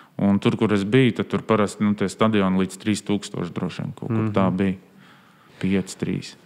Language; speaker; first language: Latvian; native; Latvian